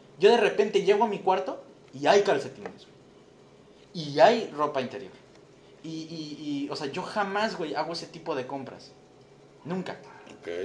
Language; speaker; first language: Spanish; native; Spanish